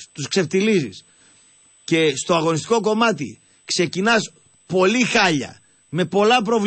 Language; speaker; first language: Greek; native; Greek